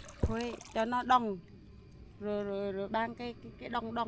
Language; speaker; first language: Vietnamese; native; Vietnamese